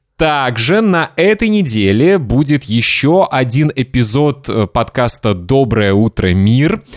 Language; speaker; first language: Russian; native; Russian